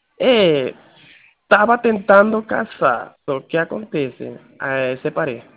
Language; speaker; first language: Portuguese; non-native, fluent; Spanish